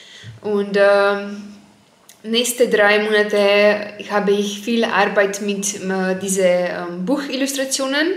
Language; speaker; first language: German; non-native, learner; Slovenian